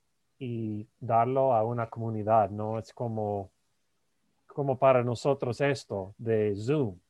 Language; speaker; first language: Spanish; non-native, fluent; English